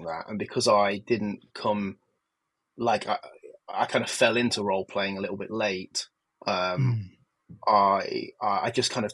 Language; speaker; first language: English; native; English